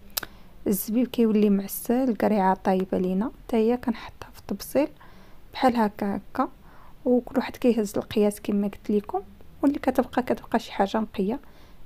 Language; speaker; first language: Arabic; native; Arabic